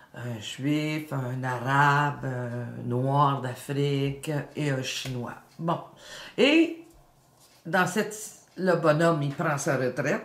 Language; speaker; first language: French; native; French